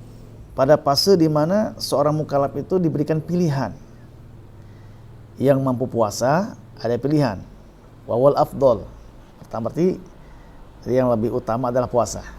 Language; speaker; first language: Indonesian; native; Indonesian